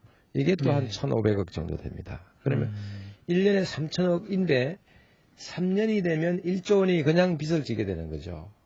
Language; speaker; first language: Korean; native; Korean